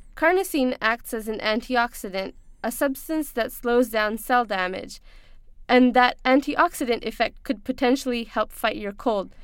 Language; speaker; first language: English; non-native, local second language; Urdu